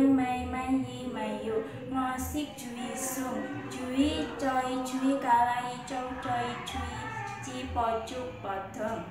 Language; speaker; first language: Cantonese; non-native, learner; Indonesian